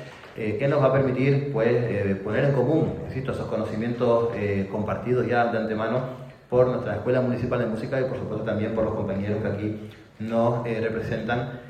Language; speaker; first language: Spanish; native; Spanish